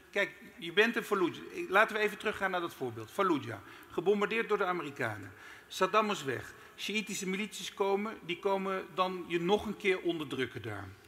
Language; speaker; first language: Dutch; early bilingual, other home language; Turkish